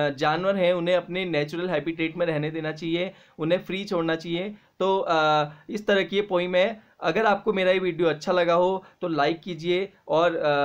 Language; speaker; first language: Hindi; native; Hindi